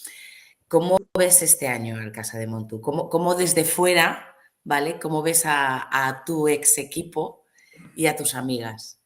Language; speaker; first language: Spanish; native; Spanish